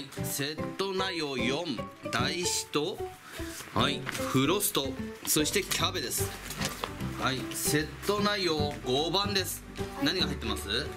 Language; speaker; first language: Japanese; native; Japanese